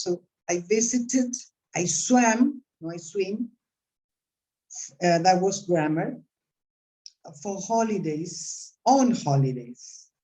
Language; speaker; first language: English; non-native, fluent; Spanish